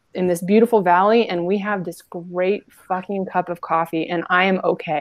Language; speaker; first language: English; native; English